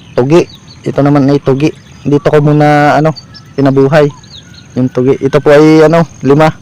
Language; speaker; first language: Filipino; native; Filipino